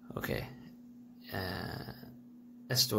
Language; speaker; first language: Spanish; non-native, learner; English